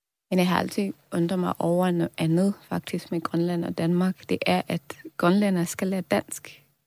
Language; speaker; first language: Danish; non-native, fluent; Swahili